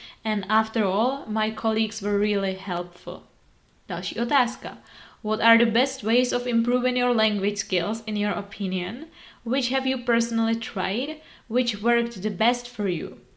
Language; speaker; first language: English; non-native, fluent; Czech